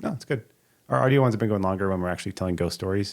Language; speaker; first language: English; native; English